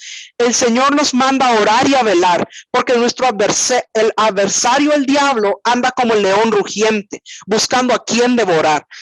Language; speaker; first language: Spanish; native; Spanish